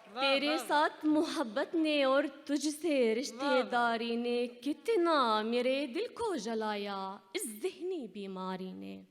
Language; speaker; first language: Urdu; non-native, fluent; Arabic